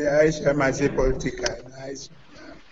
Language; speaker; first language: Romanian; non-native, learner; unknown